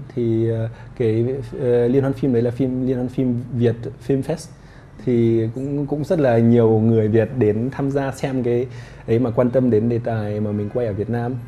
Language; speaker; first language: Vietnamese; early bilingual, heritage; Vietnamese